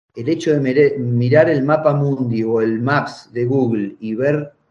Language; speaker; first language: Spanish; native; Spanish